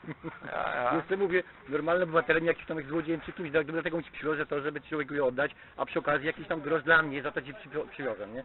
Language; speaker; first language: Polish; native; Polish